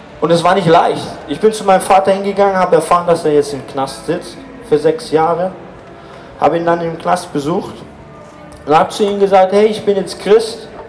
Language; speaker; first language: German; native; German